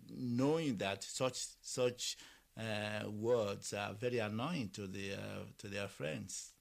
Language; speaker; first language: English; non-native, local second language; Yoruba